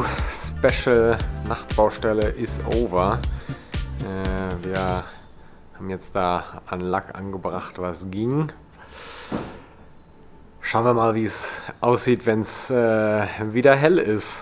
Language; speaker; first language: German; native; German